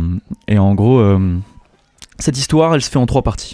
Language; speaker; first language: French; native; French